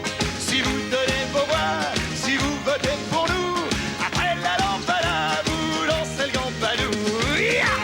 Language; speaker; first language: French; native; French